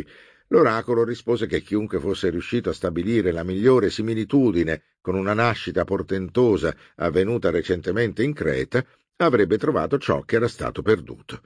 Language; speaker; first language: Italian; native; Italian